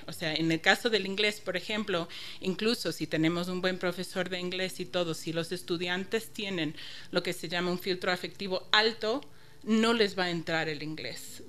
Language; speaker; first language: Spanish; non-native, fluent; English